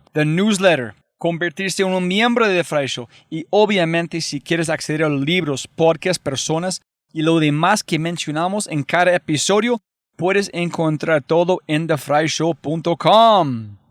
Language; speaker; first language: Spanish; non-native, fluent; English